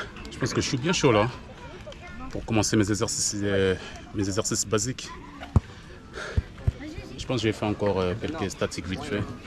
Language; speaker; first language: French; native; French